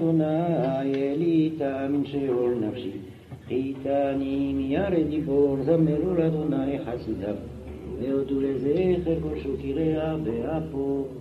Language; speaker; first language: Hebrew; non-native, fluent; French